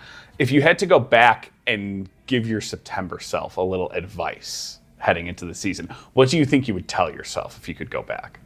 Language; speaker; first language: English; native; English